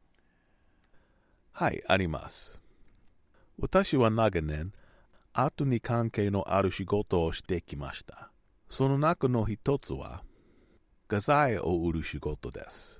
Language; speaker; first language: Japanese; non-native, learner; English